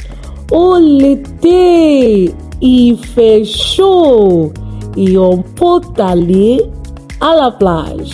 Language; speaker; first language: French; non-native, fluent; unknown